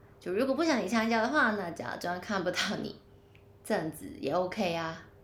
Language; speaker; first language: Chinese; non-native, local second language; Cantonese